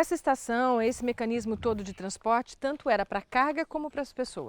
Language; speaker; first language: Portuguese; native; Portuguese